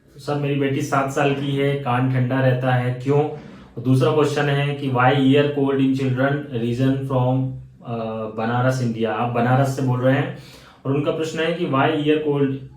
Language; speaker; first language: Hindi; native; Hindi